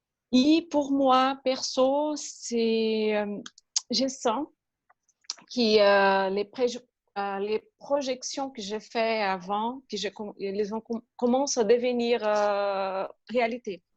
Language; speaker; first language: French; non-native, fluent; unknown